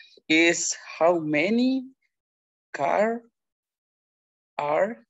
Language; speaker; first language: English; non-native, learner; Spanish